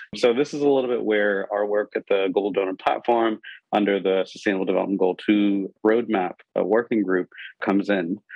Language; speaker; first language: English; non-native, local second language; Urdu